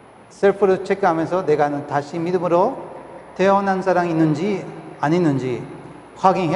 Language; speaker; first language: Korean; non-native, fluent; Spanish